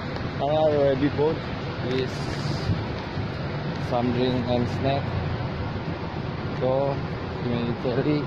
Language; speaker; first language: English; non-native, learner; Indonesian